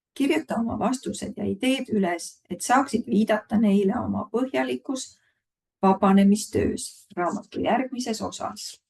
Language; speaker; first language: Estonian; native; Estonian